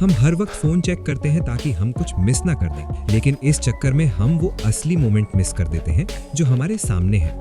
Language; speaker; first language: Hindi; native; Hindi